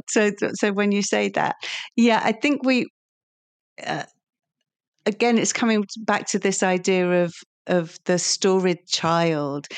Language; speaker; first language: English; native; English